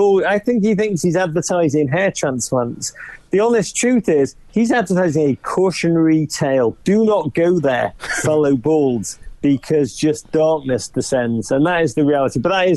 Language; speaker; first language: English; native; English